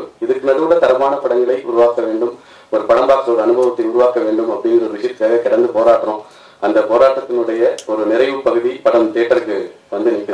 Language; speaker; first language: Tamil; native; Tamil